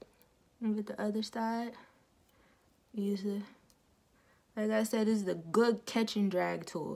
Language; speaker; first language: English; native; English